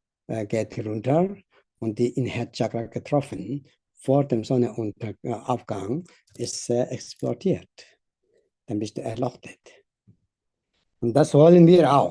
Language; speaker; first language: German; non-native, learner; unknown